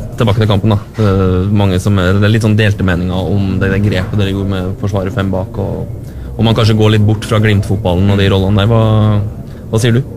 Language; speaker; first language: Norwegian; native; Norwegian